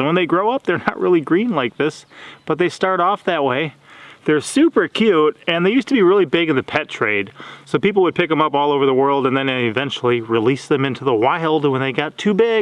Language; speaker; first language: English; native; English